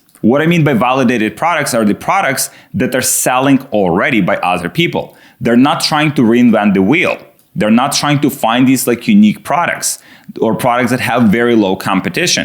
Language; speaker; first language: English; non-native, fluent; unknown